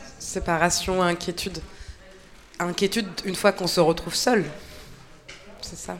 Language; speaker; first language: French; native; French